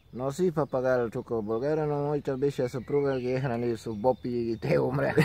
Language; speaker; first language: Bulgarian; non-native, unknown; Spanish